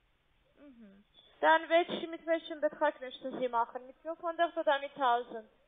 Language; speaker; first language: German; non-native, learner; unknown